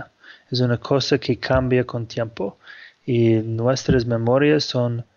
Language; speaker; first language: Spanish; non-native, fluent; English